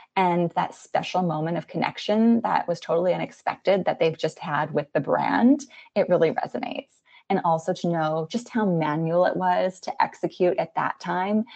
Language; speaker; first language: English; native; English